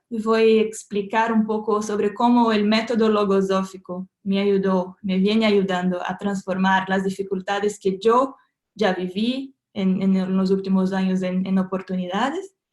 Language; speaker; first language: Spanish; non-native, fluent; Portuguese